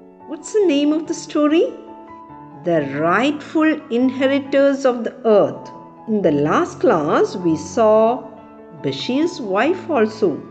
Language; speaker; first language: English; non-native, local second language; Malayalam